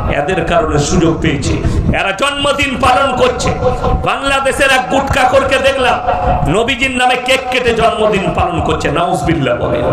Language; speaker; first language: Bangla; native; Bangla